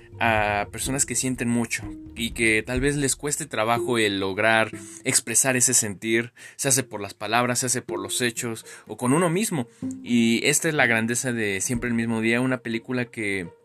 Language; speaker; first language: Spanish; native; Spanish